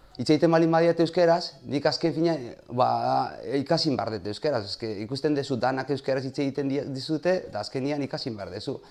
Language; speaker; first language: Basque; non-native, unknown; Spanish